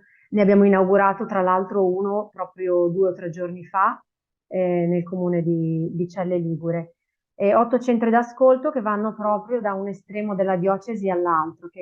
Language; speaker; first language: Italian; native; Italian